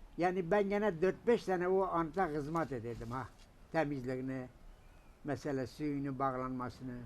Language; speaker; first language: Turkish; native; Turkish